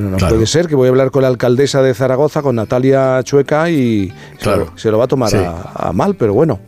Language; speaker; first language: Spanish; native; Spanish